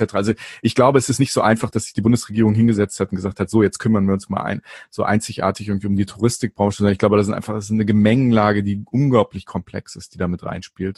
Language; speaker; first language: German; native; German